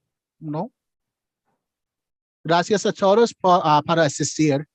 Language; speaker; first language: Spanish; non-native, learner; English